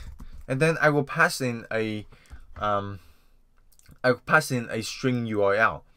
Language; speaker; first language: English; non-native, fluent; Vietnamese